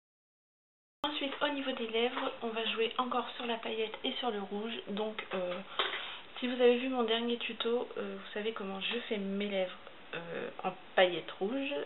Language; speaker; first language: French; native; French